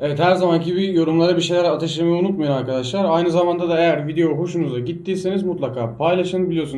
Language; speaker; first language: Turkish; native; Turkish